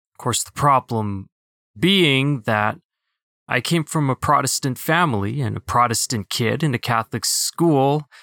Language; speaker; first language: English; early bilingual, other home language; Filipino